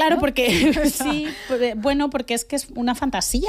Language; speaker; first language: Spanish; native; Spanish